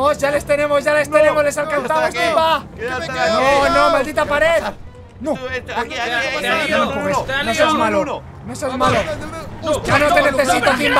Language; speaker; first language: Spanish; native; Spanish